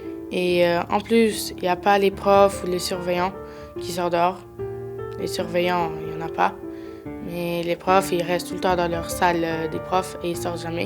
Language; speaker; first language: French; non-native, learner; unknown